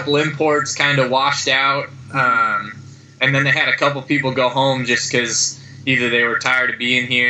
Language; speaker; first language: English; native; English